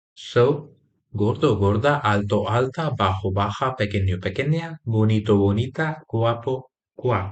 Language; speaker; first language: Spanish; non-native, fluent; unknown